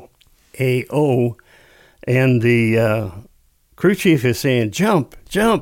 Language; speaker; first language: English; native; English